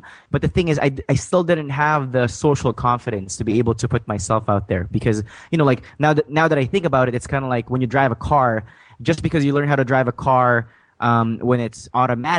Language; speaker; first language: English; non-native, fluent; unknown